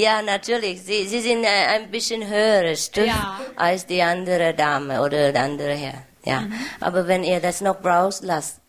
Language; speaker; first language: German; non-native, fluent; Vietnamese